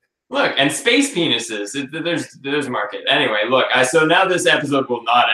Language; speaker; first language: English; native; English